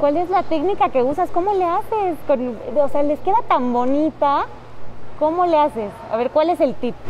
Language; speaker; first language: Spanish; native; Spanish